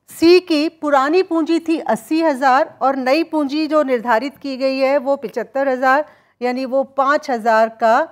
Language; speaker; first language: Hindi; native; Hindi